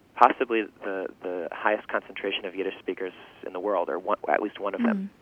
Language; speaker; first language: English; early bilingual, other home language; Yiddish